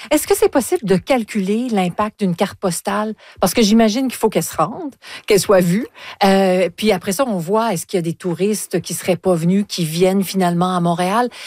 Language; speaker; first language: French; native; French